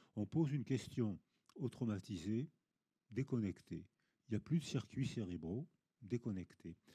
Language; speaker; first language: French; native; French